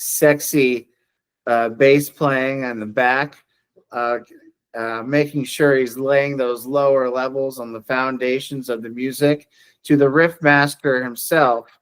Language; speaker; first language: English; native; English